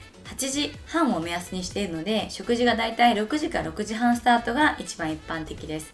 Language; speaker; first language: Japanese; native; Japanese